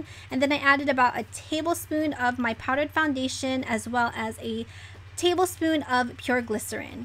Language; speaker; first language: English; native; English